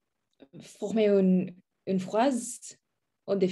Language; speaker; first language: French; non-native, learner; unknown